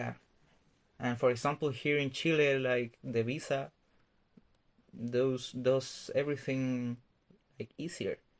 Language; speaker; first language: English; non-native, fluent; Spanish